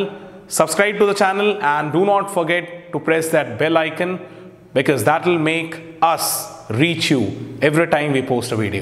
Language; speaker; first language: English; non-native, local second language; Hindi